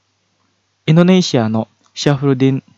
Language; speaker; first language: Japanese; non-native, fluent; Indonesian